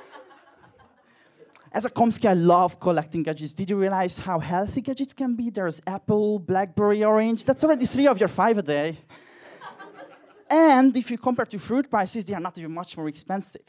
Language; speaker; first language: English; non-native, fluent; Hungarian